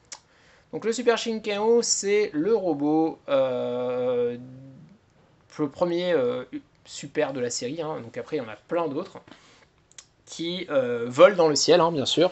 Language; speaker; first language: French; native; French